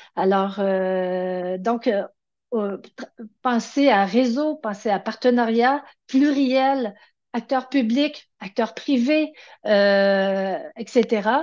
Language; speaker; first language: French; native; French